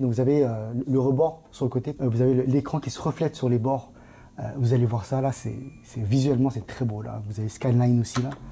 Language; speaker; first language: French; native; French